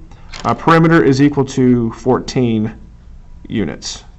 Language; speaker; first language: English; native; English